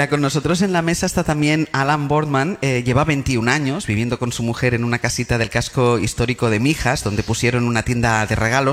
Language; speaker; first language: Spanish; native; Spanish